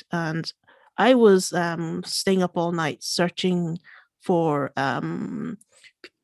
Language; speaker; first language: English; native; English